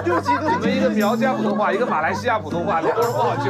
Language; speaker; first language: Chinese; native; Chinese